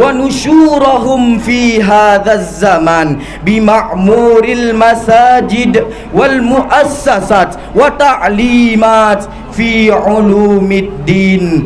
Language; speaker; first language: Arabic; non-native, learner; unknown